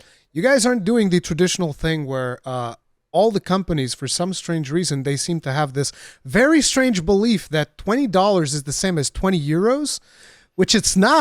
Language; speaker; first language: English; native; English